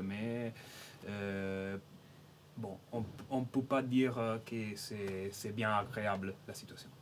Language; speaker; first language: French; non-native, fluent; Italian